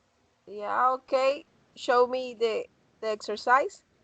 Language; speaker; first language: English; non-native, learner; Spanish